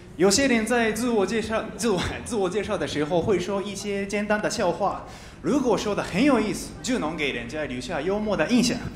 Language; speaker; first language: Chinese; non-native, fluent; Japanese